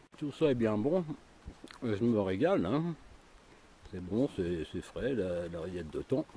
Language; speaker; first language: French; native; French